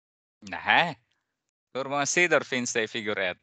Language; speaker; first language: Swedish; non-native, fluent; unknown